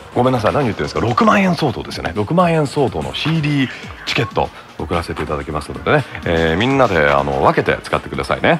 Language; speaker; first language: Japanese; early bilingual, heritage; Japanese